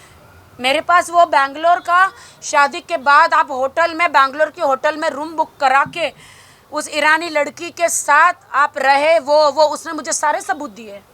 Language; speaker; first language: Hindi; native; Hindi